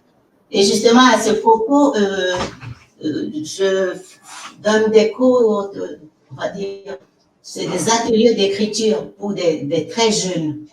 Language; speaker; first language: French; non-native, local second language; Fon